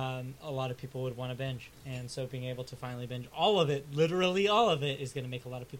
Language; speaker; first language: English; native; English